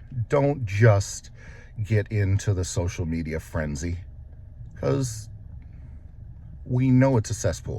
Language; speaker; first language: English; native; English